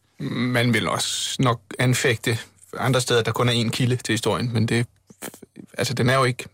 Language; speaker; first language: Danish; native; Danish